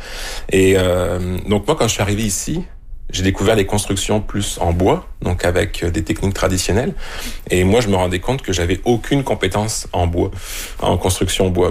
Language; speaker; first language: French; native; French